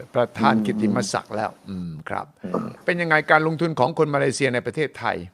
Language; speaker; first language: Thai; non-native, fluent; Malay